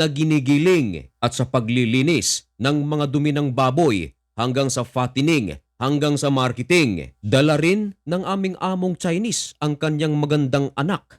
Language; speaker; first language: Filipino; native; Filipino